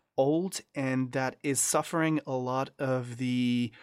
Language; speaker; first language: English; non-native, fluent; French